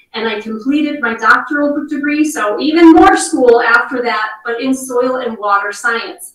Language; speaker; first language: English; native; English